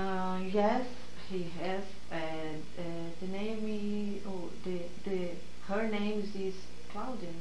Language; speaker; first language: English; non-native, learner; Portuguese